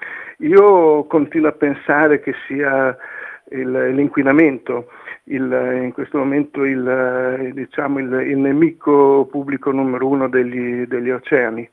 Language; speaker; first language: Italian; native; Italian